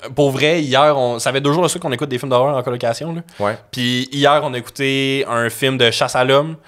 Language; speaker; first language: French; native; French